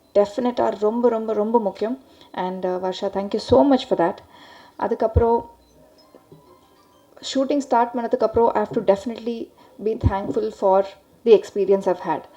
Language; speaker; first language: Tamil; non-native, learner; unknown